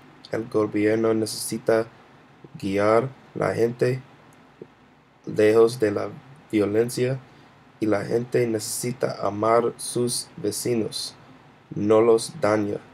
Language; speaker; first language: Spanish; non-native, learner; English